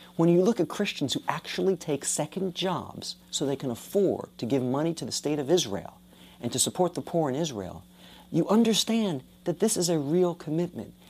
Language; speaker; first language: English; native; English